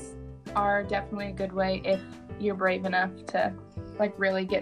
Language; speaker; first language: English; native; English